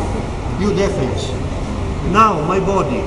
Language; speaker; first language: English; non-native, learner; Italian